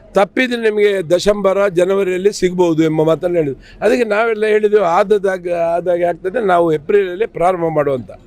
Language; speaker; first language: Kannada; native; Kannada